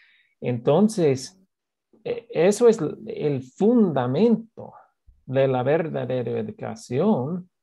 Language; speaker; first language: Spanish; non-native, fluent; English